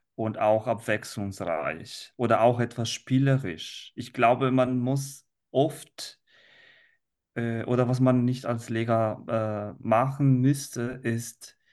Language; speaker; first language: German; non-native, fluent; Italian